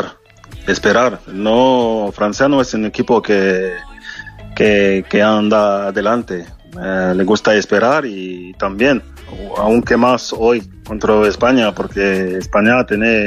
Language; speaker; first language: Spanish; non-native, fluent; French